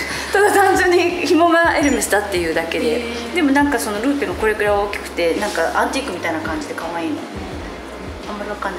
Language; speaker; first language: Japanese; native; Japanese